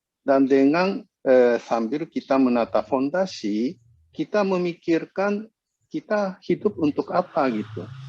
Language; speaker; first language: Indonesian; non-native, fluent; Japanese